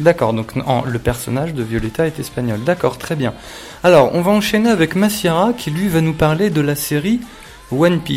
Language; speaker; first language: French; native; French